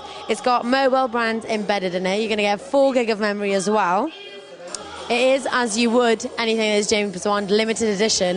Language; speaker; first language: English; native; English